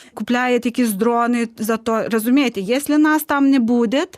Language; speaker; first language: Ukrainian; non-native, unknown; Lithuanian